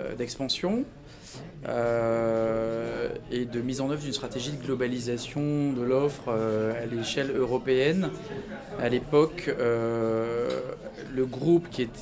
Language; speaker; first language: French; native; French